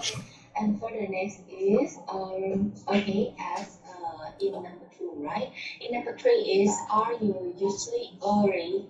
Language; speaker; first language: English; non-native, learner; Thai